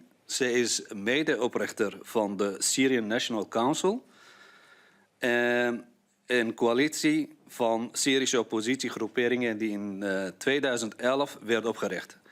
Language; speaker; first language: Dutch; non-native, fluent; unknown